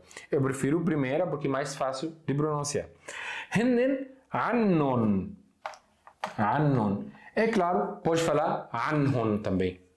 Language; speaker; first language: Portuguese; non-native, fluent; Arabic